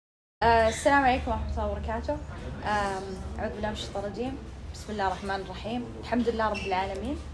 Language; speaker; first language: Arabic; native; Arabic